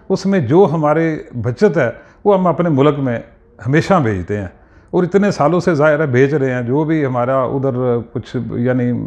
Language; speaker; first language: Urdu; non-native, local second language; Punjabi